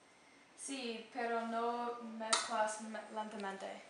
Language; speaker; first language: Spanish; non-native, learner; English